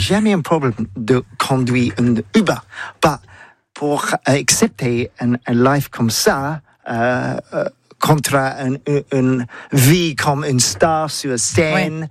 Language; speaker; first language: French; non-native, learner; English